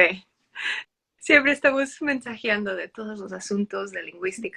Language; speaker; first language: Spanish; early bilingual, heritage; English